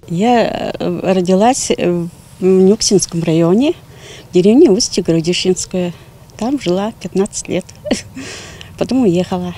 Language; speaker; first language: Russian; native; Russian